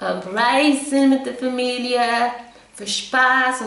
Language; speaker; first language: German; non-native, fluent; English